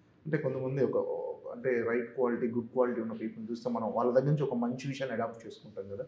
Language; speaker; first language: Telugu; native; Telugu